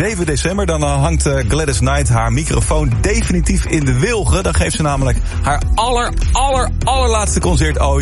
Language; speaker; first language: Dutch; native; Dutch